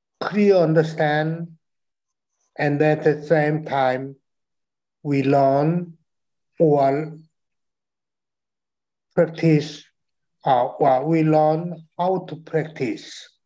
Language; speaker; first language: English; non-native, learner; Chinese